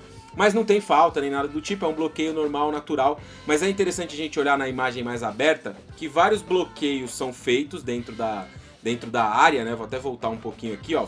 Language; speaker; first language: Portuguese; native; Portuguese